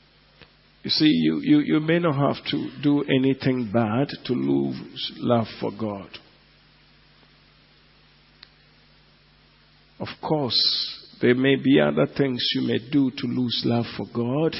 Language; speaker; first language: English; non-native, local second language; Igbo